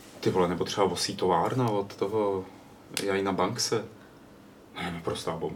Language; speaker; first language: Czech; native; Czech